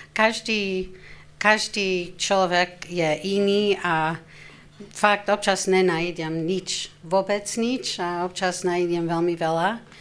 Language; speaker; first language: Slovak; non-native, fluent; English